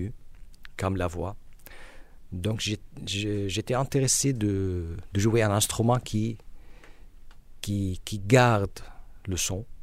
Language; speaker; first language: French; non-native, learner; Arabic